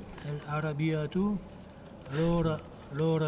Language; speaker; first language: Arabic; non-native, learner; French